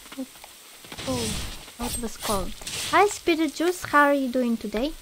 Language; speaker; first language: English; non-native, fluent; Russian